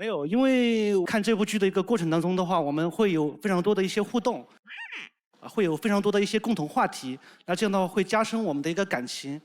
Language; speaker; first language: Chinese; native; Chinese